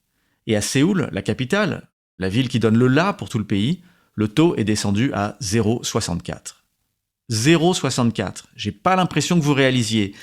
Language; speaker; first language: French; native; French